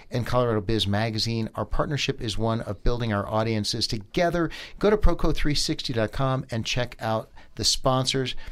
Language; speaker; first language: English; native; English